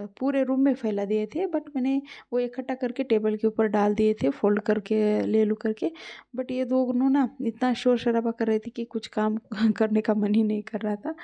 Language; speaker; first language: Hindi; non-native, local second language; Marathi